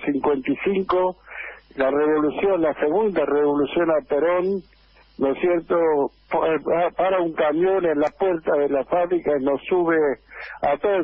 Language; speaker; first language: Spanish; native; Spanish